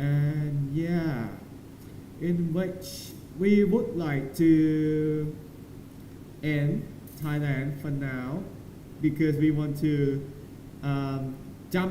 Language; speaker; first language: English; non-native, learner; Thai